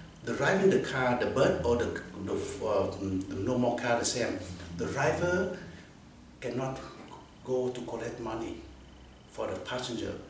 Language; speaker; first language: English; non-native, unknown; Vietnamese